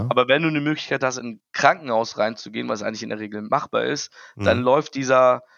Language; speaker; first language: German; native; German